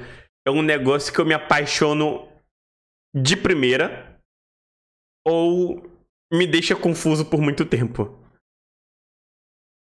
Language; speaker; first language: Portuguese; native; Portuguese